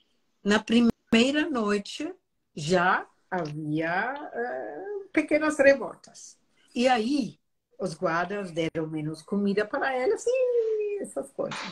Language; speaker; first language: Portuguese; non-native, fluent; German